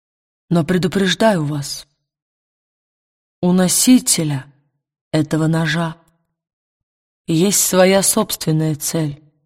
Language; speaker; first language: Russian; native; Russian